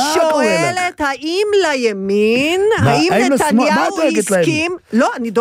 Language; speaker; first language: Hebrew; native; Hebrew